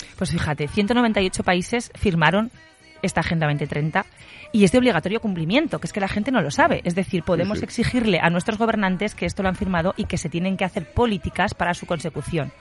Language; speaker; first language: Spanish; native; Spanish